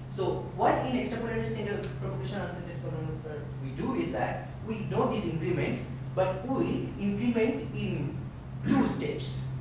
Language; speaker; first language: English; non-native, local second language; Bangla